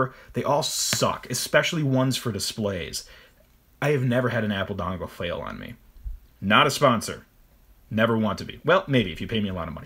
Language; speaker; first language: English; native; English